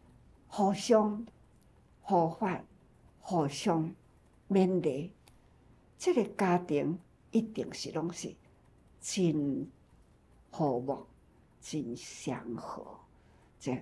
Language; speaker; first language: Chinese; non-native, local second language; Min Nan Chinese